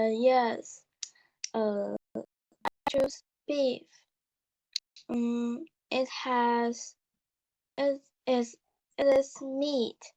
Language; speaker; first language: English; non-native, learner; Chinese